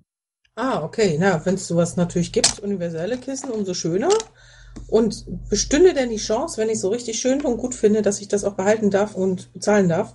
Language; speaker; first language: German; native; German